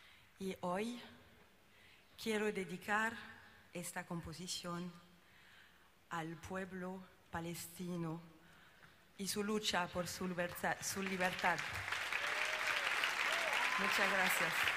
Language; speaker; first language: Spanish; non-native, learner; French